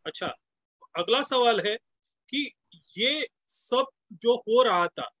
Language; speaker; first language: Hindi; non-native, local second language; Marathi